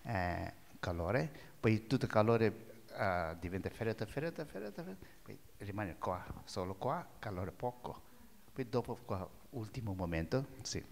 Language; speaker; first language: Italian; non-native, learner; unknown